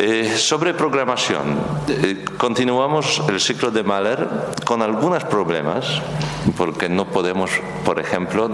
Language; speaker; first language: Spanish; non-native, learner; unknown